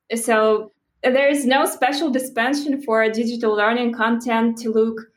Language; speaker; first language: English; non-native, fluent; Russian